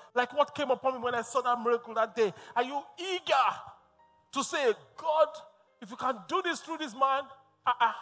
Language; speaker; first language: English; non-native, local second language; Yoruba